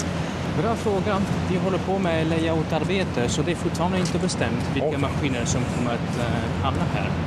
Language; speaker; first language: Swedish; non-native, fluent; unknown